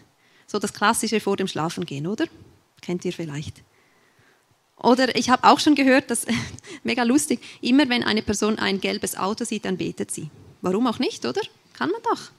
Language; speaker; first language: German; native; German